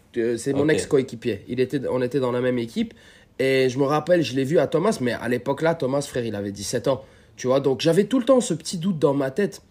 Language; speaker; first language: French; non-native, local second language; Arabic